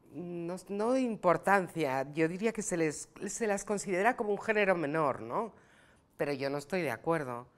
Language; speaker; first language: Spanish; native; Spanish